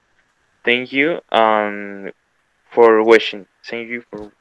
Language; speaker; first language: English; non-native, learner; Spanish